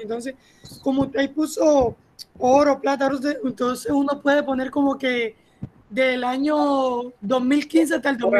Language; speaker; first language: Spanish; native; Spanish